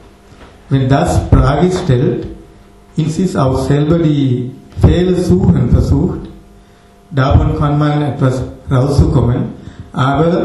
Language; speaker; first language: German; non-native, fluent; Tamil